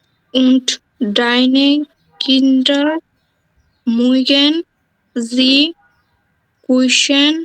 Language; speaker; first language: German; non-native, learner; Bangla